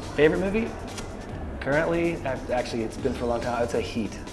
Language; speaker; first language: English; native; English